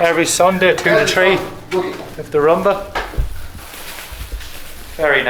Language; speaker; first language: English; native; English